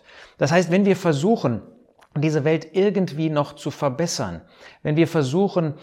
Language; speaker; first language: German; native; German